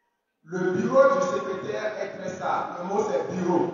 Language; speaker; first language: French; non-native, fluent; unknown